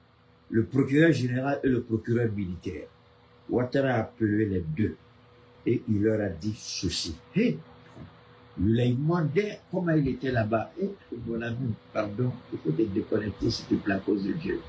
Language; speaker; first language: French; native; French